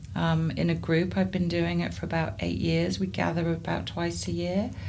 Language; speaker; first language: English; native; English